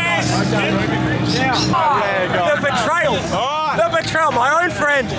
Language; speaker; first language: English; native; English